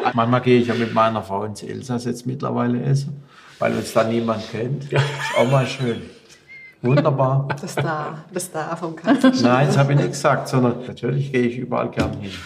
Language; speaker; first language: German; native; German